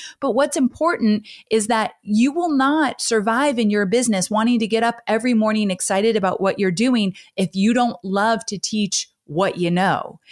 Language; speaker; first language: English; native; English